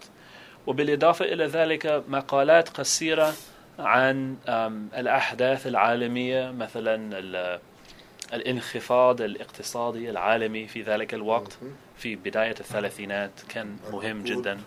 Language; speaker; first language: Arabic; non-native, fluent; English